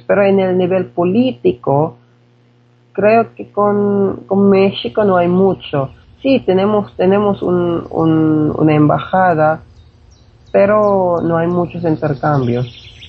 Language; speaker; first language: Spanish; non-native, fluent; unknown